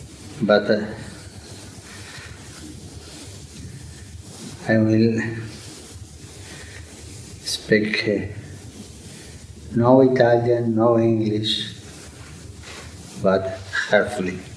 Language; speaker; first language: English; non-native, learner; Spanish